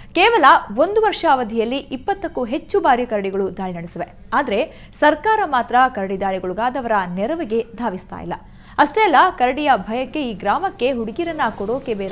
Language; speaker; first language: Kannada; native; Kannada